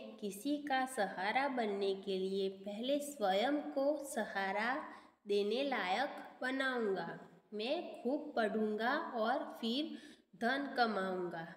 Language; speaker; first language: Hindi; non-native, local second language; Gujarati